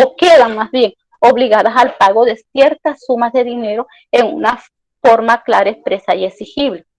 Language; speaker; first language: Spanish; native; Spanish